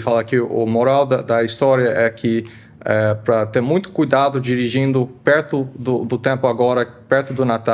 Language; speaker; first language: Portuguese; early bilingual, heritage; Portuguese